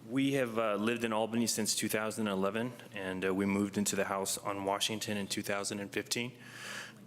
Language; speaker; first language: English; native; English